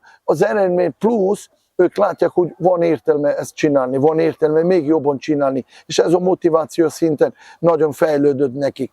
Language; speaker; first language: Hungarian; non-native, fluent; Serbian